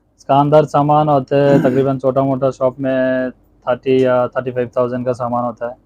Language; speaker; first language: Urdu; non-native, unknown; Bangla